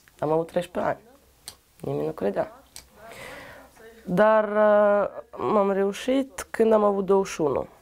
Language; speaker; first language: Romanian; non-native, learner; Russian